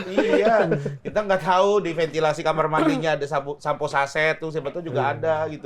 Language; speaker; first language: Indonesian; native; Indonesian